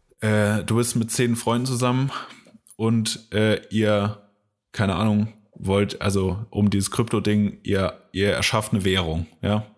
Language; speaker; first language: German; native; German